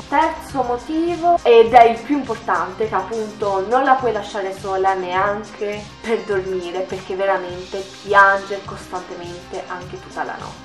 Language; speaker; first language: Italian; native; Italian